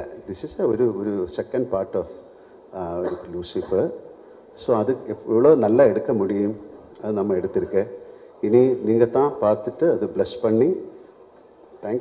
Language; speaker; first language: Tamil; non-native, local second language; Malayalam